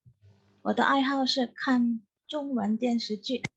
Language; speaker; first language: Chinese; non-native, learner; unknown